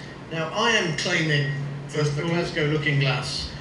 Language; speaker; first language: English; native; English